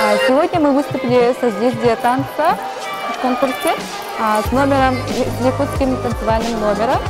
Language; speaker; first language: Russian; native; Russian